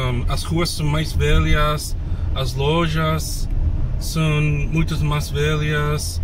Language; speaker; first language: Portuguese; non-native, learner; English